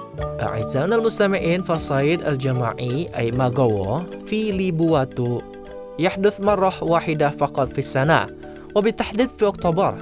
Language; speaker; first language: Arabic; non-native, fluent; Indonesian